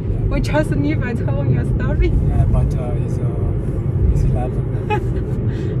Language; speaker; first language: English; non-native, fluent; Italian